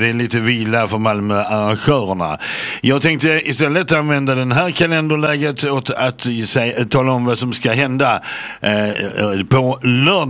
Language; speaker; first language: Swedish; native; Swedish